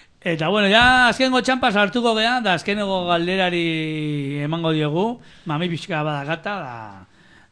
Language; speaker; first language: Basque; native; Basque